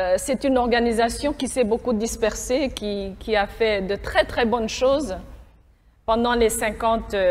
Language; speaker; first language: French; non-native, local second language; Kinyarwanda